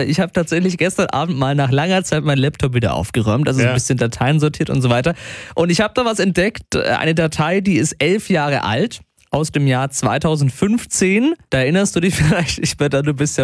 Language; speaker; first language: German; native; German